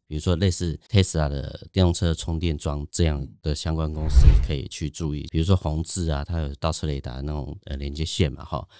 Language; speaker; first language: Chinese; native; Chinese